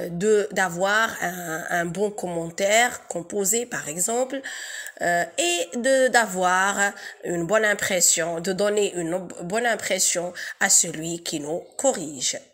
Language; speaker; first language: French; non-native, local second language; Arabic